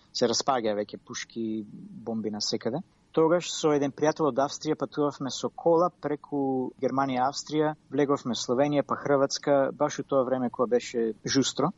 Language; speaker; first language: Macedonian; native; Macedonian